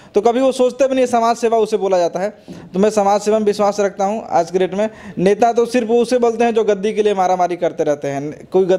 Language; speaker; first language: Hindi; native; Hindi